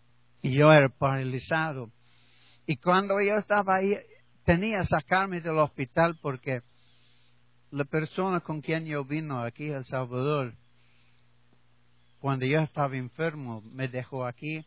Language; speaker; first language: Spanish; non-native, learner; English